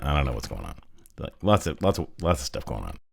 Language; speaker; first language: English; native; English